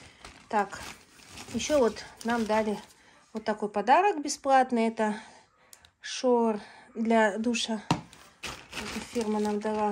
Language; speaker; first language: Russian; native; Russian